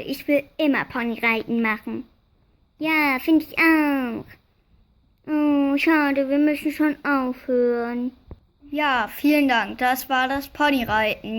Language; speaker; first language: German; native; German